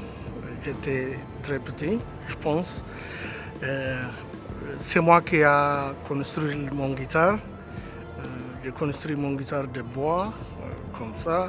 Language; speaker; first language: French; non-native, learner; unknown